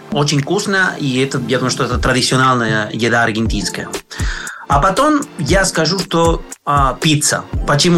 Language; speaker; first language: Russian; non-native, learner; Spanish